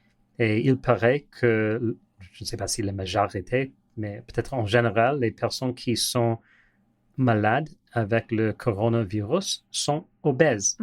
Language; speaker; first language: French; non-native, learner; English